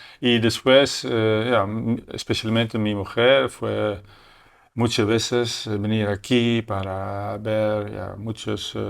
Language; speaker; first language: Spanish; non-native, learner; Dutch